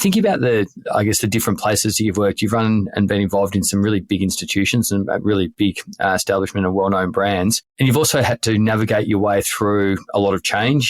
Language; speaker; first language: English; native; English